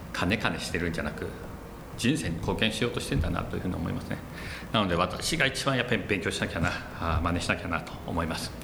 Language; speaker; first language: Japanese; native; Japanese